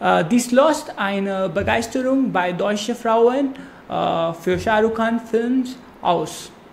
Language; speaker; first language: German; non-native, learner; Hindi